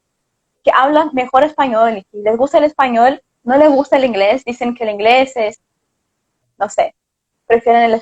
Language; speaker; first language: Spanish; non-native, fluent; Portuguese